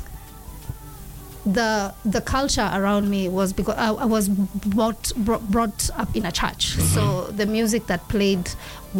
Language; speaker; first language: English; non-native, local second language; Kikuyu